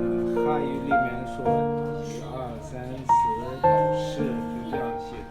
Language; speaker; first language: Chinese; non-native, fluent; Kazakh